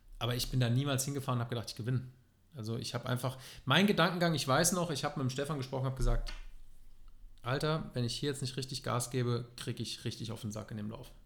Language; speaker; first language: German; native; German